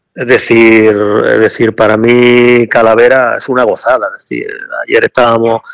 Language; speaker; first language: Spanish; native; Spanish